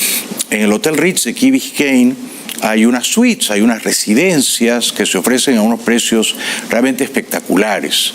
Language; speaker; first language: Spanish; native; Spanish